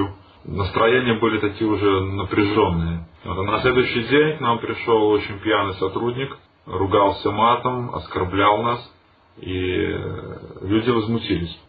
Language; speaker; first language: Russian; native; Russian